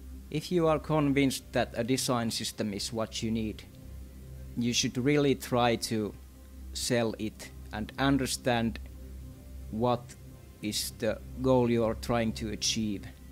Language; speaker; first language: English; non-native, fluent; Finnish